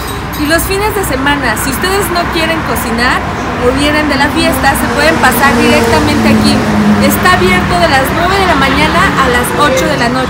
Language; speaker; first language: Spanish; native; Spanish